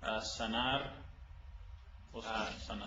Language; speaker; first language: Spanish; native; Spanish